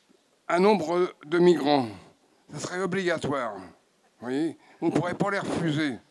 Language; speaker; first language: French; native; French